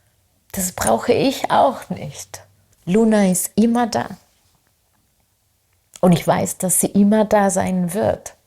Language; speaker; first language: German; non-native, fluent; Spanish